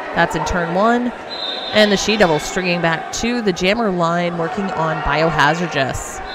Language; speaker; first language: English; native; English